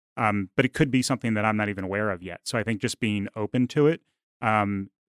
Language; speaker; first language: English; native; English